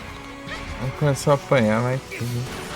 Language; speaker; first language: Portuguese; native; Portuguese